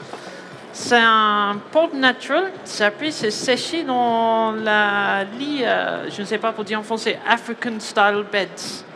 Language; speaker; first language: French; non-native, learner; English